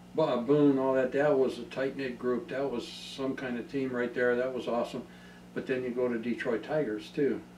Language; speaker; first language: English; native; English